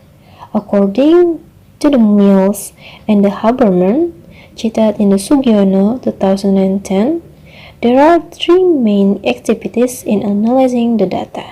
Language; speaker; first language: English; non-native, learner; Indonesian